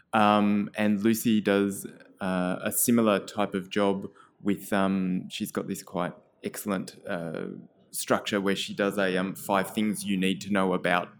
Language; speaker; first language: English; native; English